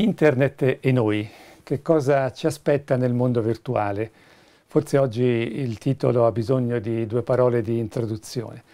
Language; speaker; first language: Italian; native; Italian